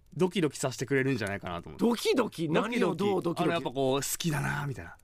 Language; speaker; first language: Japanese; native; Japanese